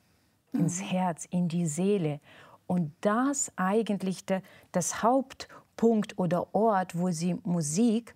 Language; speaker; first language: German; non-native, fluent; Russian